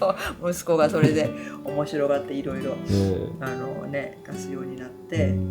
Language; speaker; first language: Japanese; native; Japanese